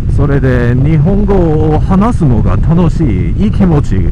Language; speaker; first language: Japanese; non-native, fluent; English